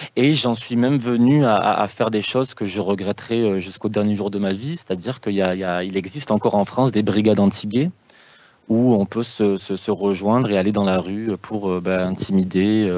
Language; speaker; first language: French; native; French